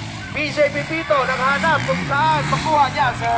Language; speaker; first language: Filipino; non-native, local second language; Cebuano